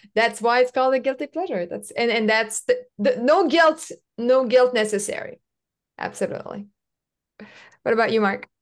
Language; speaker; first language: English; non-native, local second language; French